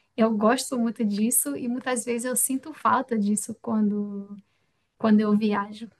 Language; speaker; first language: Portuguese; non-native, fluent; French